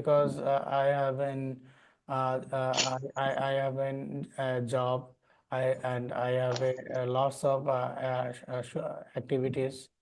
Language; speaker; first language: English; non-native, learner; Bangla